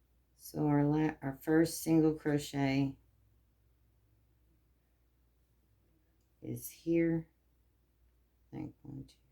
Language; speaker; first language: English; native; English